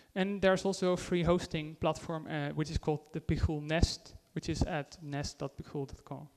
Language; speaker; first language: English; non-native, fluent; Dutch